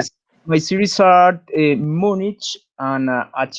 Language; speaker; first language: English; non-native, learner; Spanish